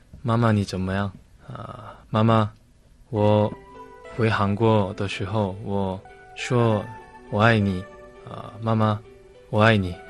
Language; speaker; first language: Chinese; non-native, learner; Korean